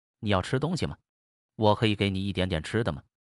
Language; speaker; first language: Chinese; non-native, learner; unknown